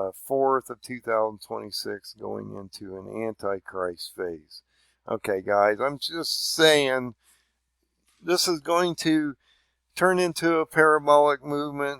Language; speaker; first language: English; native; English